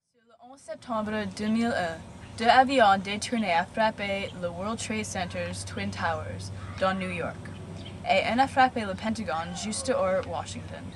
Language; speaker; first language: French; non-native, learner; English